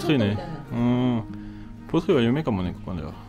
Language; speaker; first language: Japanese; non-native, learner; French